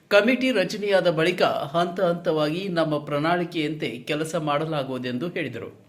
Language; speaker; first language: Kannada; native; Kannada